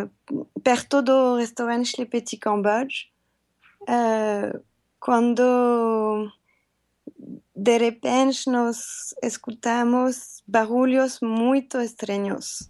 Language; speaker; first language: Portuguese; non-native, learner; French